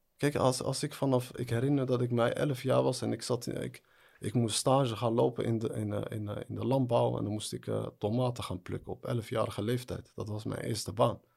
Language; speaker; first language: Dutch; early bilingual, other home language; Arabic